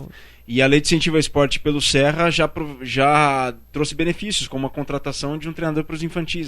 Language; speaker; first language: Portuguese; native; Portuguese